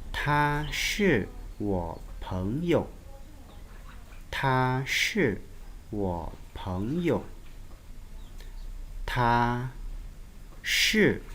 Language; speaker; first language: Chinese; non-native, learner; Lao